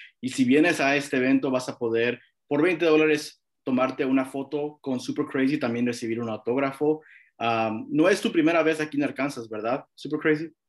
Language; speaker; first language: Spanish; early bilingual, heritage; Spanish